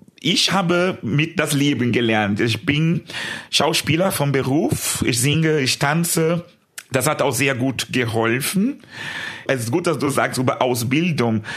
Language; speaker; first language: German; non-native, fluent; Portuguese